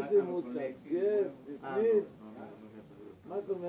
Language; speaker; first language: Spanish; non-native, learner; Hebrew